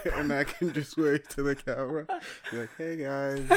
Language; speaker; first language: English; early bilingual, other home language; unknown